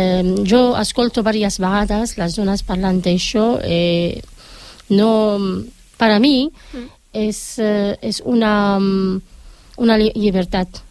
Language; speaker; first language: Catalan; non-native, learner; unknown